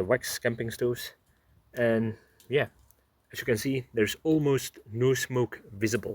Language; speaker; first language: English; non-native, fluent; Dutch